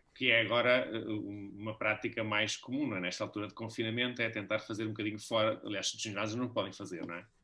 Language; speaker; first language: Portuguese; native; Portuguese